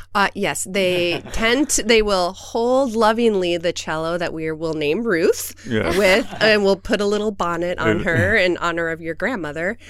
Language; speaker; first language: English; native; English